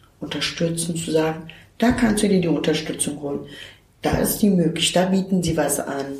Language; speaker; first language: German; non-native, fluent; Turkish